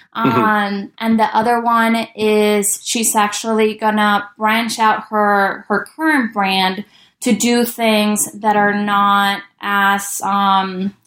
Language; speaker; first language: English; early bilingual, other home language; Spanish